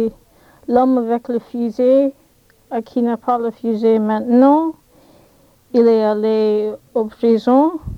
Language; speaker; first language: French; non-native, learner; English